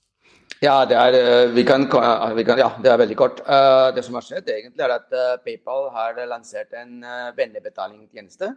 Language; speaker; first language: Norwegian; non-native, fluent; Spanish